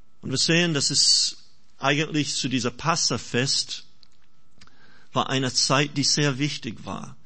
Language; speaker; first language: German; non-native, fluent; English